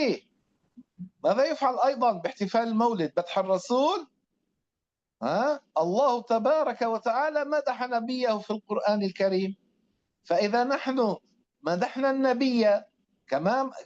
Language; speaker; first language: Arabic; native; Arabic